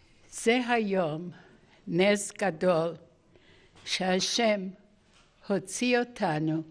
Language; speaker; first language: Hebrew; non-native, fluent; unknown